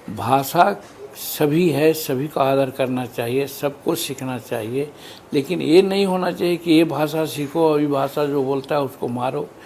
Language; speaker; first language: Hindi; native; Hindi